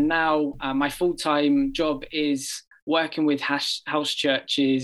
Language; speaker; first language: English; native; English